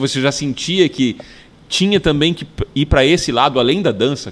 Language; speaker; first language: Portuguese; native; Portuguese